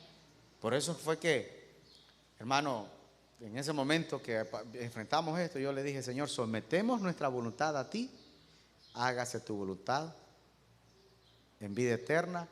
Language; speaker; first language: Spanish; native; Spanish